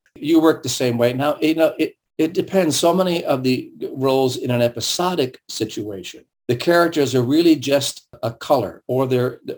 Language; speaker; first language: English; early bilingual, other home language; German